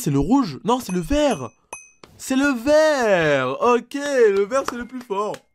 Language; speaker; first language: French; native; French